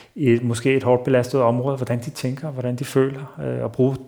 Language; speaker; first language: Danish; early bilingual, other home language; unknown